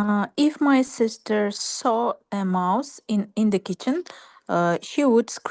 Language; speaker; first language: English; non-native, learner; Russian